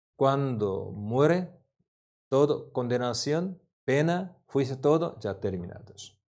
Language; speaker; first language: Spanish; non-native, learner; Korean